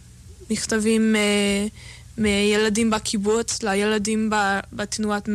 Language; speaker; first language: Hebrew; non-native, fluent; English